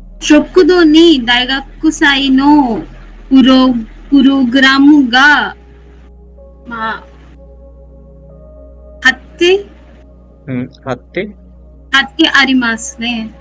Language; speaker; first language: Japanese; non-native, learner; Hindi